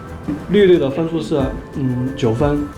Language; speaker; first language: Chinese; native; Chinese